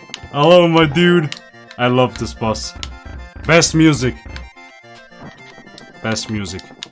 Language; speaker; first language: English; non-native, fluent; Swiss German